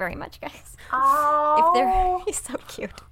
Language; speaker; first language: English; early bilingual, other home language; Persian